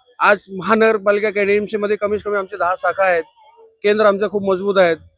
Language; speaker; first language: Marathi; non-native, local second language; Hindi